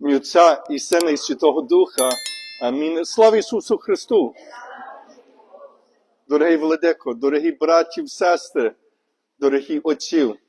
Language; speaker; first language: Ukrainian; non-native, learner; English